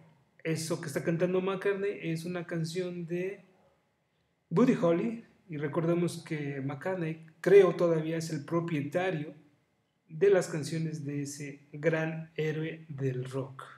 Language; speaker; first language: Spanish; native; Spanish